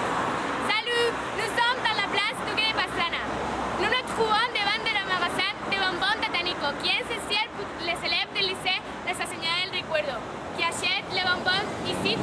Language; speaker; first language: French; non-native, learner; Spanish